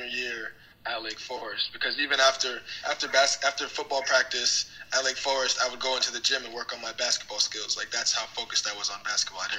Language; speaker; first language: English; native; English